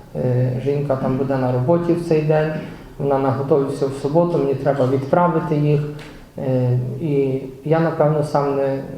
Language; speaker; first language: Ukrainian; non-native, fluent; Polish